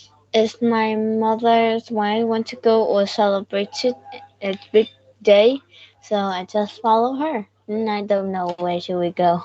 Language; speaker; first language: English; non-native, learner; Vietnamese